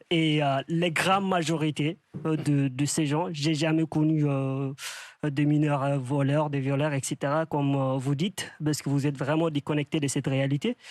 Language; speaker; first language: French; non-native, fluent; Arabic